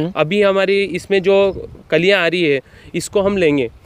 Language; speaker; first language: Hindi; native; Hindi